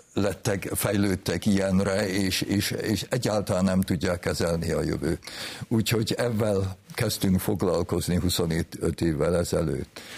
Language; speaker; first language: Hungarian; early bilingual, heritage; Hungarian